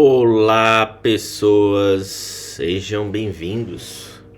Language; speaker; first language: Portuguese; native; Portuguese